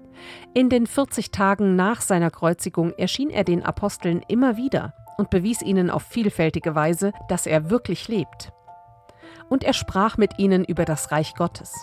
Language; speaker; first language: German; native; German